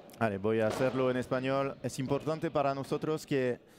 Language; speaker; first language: Spanish; non-native, learner; French